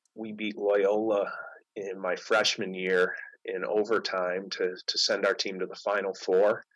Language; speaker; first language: English; native; English